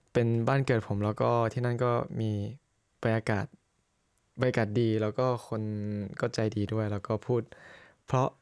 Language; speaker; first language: Korean; non-native, learner; Thai